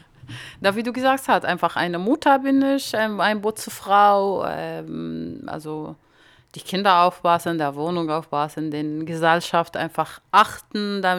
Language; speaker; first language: German; non-native, learner; Arabic